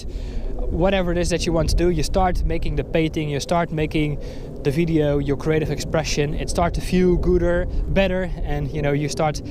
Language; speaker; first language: English; non-native, fluent; Dutch